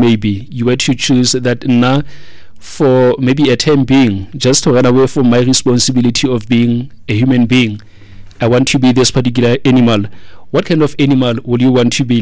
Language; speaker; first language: English; non-native, local second language; Tswana